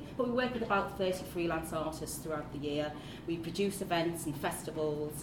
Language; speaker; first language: English; native; English